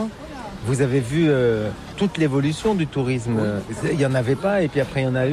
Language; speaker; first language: French; native; French